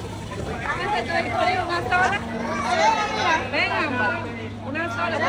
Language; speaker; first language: Spanish; non-native, fluent; English